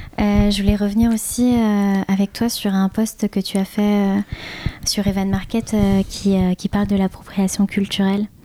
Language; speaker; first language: French; early bilingual, other home language; Khmer